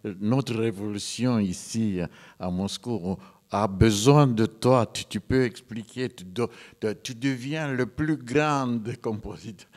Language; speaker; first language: French; non-native, fluent; Romanian